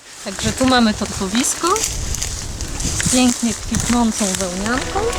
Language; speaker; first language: Polish; native; Polish